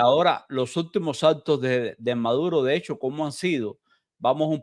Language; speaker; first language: Spanish; native; Spanish